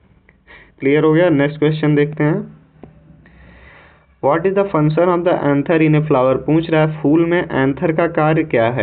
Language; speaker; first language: Hindi; native; Hindi